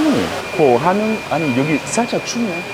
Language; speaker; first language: Korean; non-native, fluent; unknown